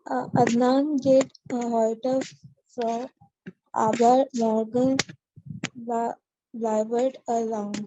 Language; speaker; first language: German; non-native, learner; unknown